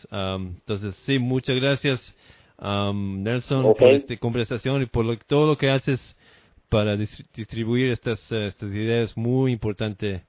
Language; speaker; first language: Spanish; non-native, fluent; English